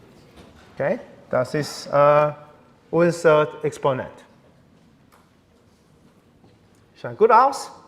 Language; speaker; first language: German; non-native, learner; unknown